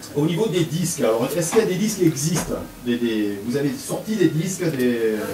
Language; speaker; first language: French; native; French